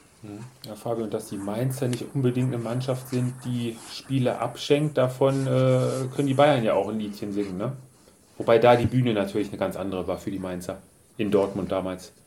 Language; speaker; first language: German; native; German